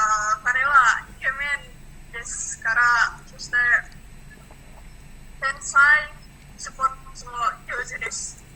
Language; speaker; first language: Japanese; non-native, learner; Indonesian